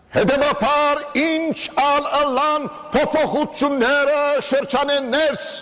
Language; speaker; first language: Armenian; early bilingual, heritage; Armenian